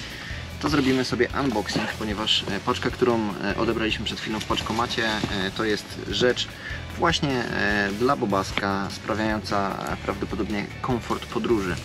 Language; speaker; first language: Polish; native; Polish